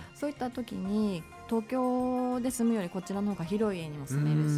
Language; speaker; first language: Japanese; native; Japanese